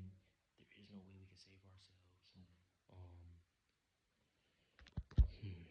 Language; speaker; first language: English; native; English